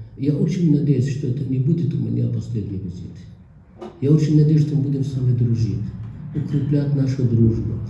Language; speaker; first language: Russian; non-native, fluent; Arabic